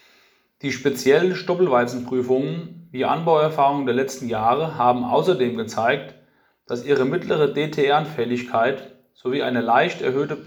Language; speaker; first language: German; native; German